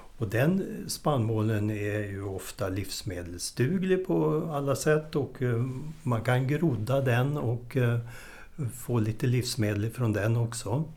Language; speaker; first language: Swedish; native; Swedish